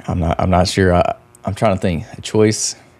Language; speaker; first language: English; native; English